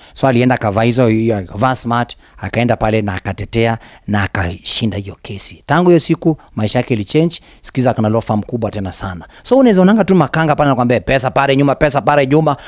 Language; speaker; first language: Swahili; non-native, local second language; Luyia